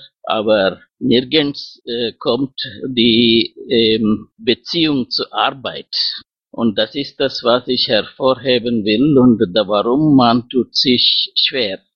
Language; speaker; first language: German; non-native, fluent; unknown